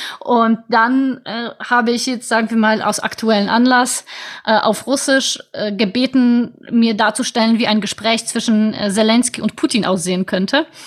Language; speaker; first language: German; non-native, fluent; Polish